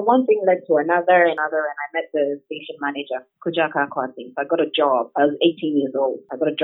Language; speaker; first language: English; non-native, local second language; Akan